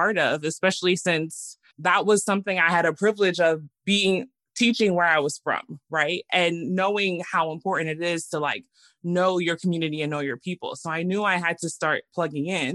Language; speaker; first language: English; native; English